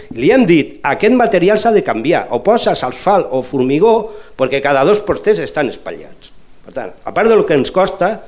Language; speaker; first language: Catalan; non-native, local second language; Spanish